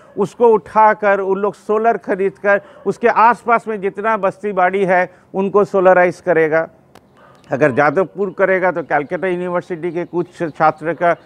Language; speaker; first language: Hindi; non-native, local second language; Bangla